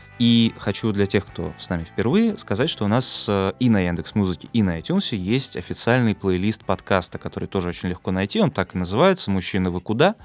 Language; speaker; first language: Russian; native; Russian